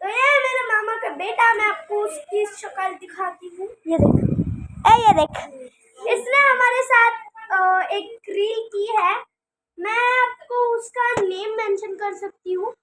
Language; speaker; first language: Hindi; non-native, local second language; Marathi